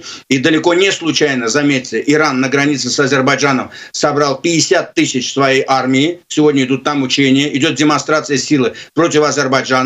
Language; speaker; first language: Russian; non-native, local second language; Azerbaijani